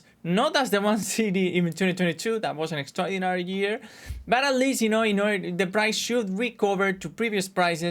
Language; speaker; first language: English; non-native, fluent; Spanish